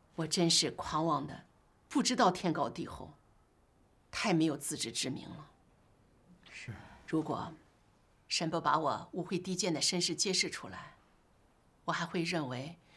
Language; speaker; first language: Chinese; native; Chinese